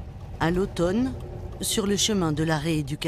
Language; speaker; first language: French; native; French